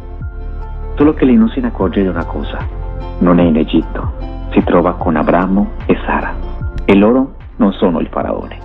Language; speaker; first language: Italian; non-native, fluent; Spanish